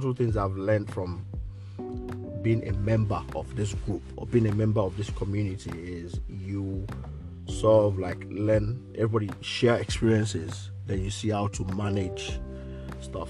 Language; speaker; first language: English; non-native, local second language; Yoruba